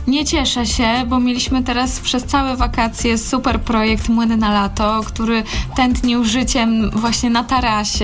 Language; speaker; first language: Polish; native; Polish